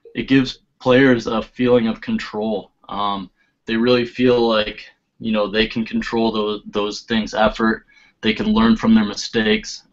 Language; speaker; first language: English; native; English